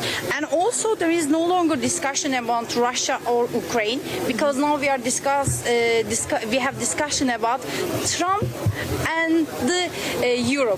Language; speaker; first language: English; non-native, fluent; Turkish